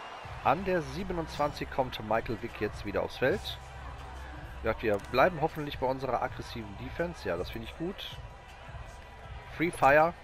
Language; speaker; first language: German; native; German